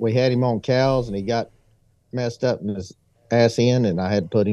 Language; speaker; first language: English; native; English